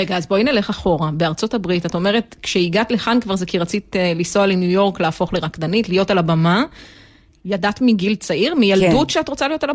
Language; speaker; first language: Hebrew; native; Hebrew